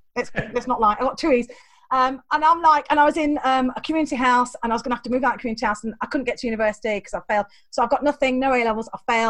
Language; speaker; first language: English; native; English